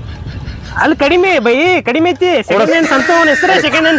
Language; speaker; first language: Kannada; native; Kannada